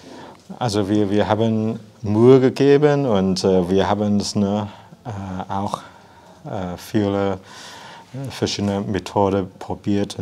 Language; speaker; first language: German; non-native, fluent; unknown